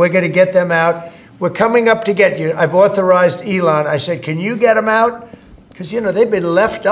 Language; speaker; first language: English; native; English